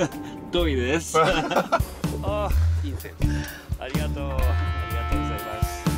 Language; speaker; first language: Japanese; non-native, learner; French